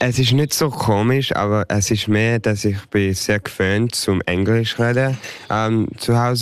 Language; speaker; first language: German; early bilingual, heritage; English